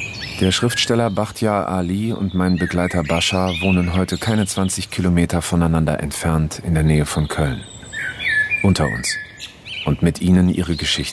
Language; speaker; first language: German; native; German